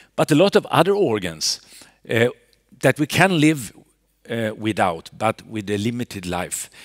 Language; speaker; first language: English; non-native, fluent; Swedish